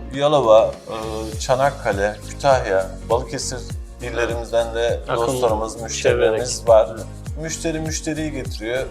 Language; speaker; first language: Turkish; native; Turkish